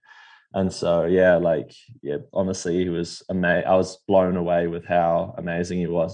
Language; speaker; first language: English; native; English